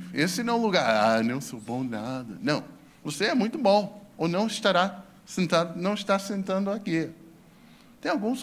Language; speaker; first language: Portuguese; non-native, fluent; English